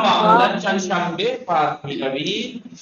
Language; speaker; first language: Persian; non-native, fluent; Urdu